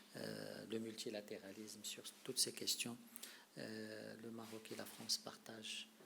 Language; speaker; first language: French; non-native, local second language; Arabic